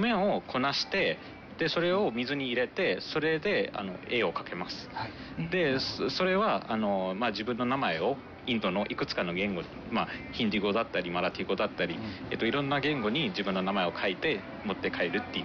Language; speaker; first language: Japanese; non-native, fluent; Marathi